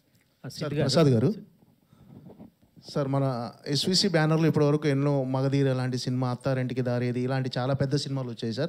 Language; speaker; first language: Telugu; native; Telugu